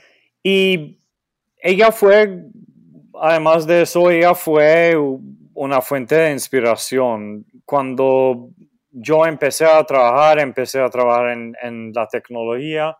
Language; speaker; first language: Spanish; non-native, fluent; Maltese